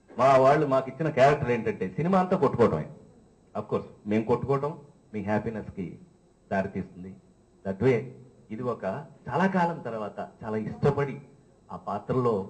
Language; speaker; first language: Telugu; native; Telugu